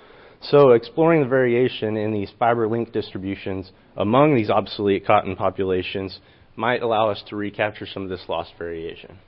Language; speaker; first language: English; native; English